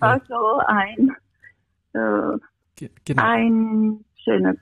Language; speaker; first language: German; non-native, fluent; Romanian